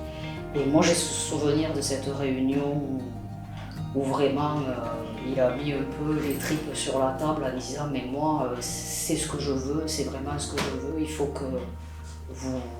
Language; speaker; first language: French; native; French